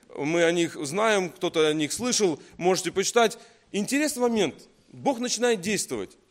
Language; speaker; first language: Russian; native; Russian